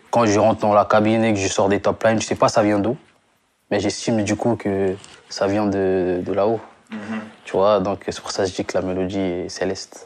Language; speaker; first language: French; non-native, local second language; Lingala